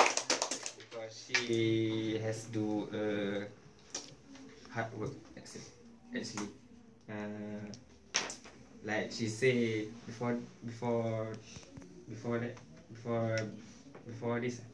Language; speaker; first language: English; non-native, learner; Malay